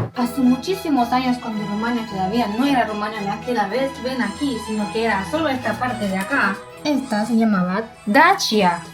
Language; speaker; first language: Spanish; non-native, fluent; Romanian